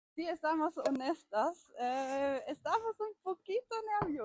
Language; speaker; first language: Spanish; non-native, learner; German